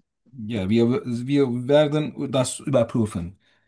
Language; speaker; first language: German; non-native, fluent; Turkish